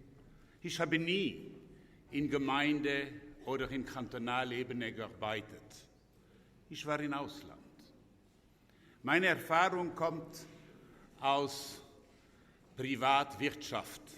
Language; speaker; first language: German; non-native, local second language; French